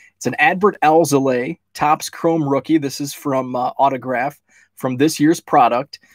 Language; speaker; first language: English; native; English